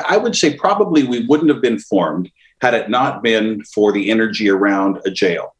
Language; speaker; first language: English; native; English